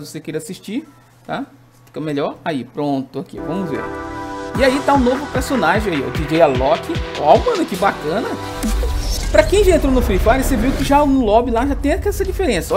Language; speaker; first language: Portuguese; native; Portuguese